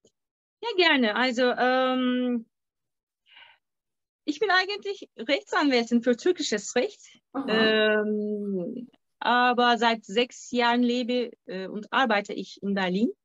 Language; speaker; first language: German; non-native, fluent; Turkish